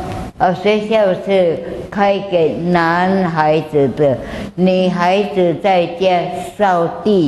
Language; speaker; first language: Chinese; non-native, local second language; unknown